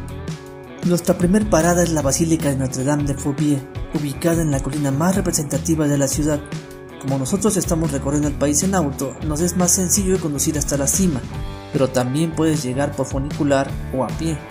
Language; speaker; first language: Spanish; native; Spanish